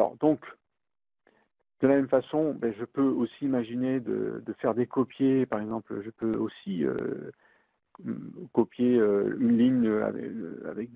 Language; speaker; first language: French; native; French